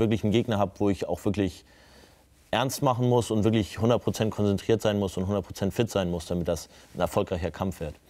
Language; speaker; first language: German; native; German